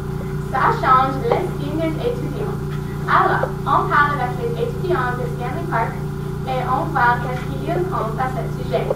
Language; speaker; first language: French; non-native, learner; English